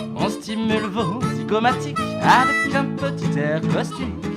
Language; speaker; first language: French; native; French